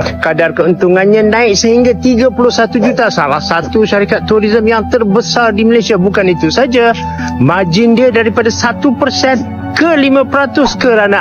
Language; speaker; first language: Malay; native; Malay